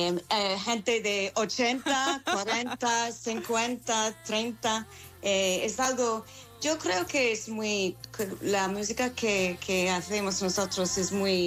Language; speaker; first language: Spanish; non-native, fluent; English